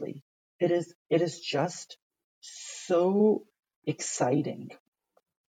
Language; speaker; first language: English; non-native, local second language; Urdu